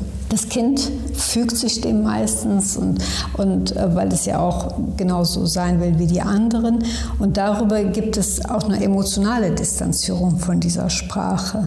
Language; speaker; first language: German; early bilingual, other home language; Turkish